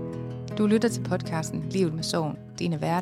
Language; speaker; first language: Danish; native; Danish